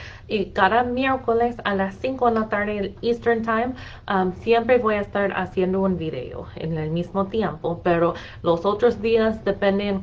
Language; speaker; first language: Spanish; non-native, fluent; English